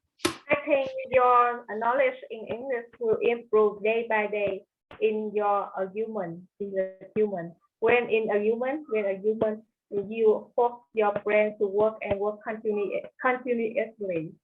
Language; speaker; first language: English; non-native, learner; Vietnamese